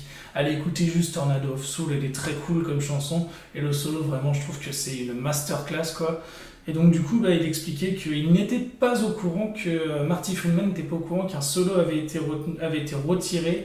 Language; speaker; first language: French; native; French